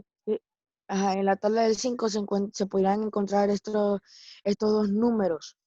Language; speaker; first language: Spanish; native; Spanish